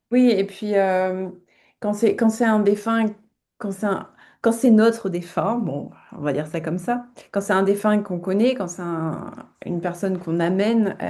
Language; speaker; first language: French; native; French